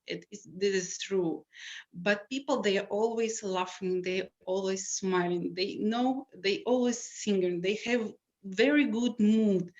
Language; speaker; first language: English; non-native, learner; Russian